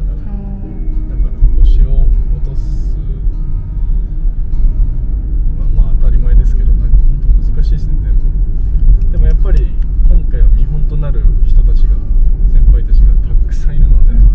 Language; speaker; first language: Japanese; native; Japanese